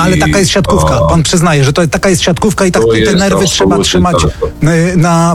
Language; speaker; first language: Polish; native; Polish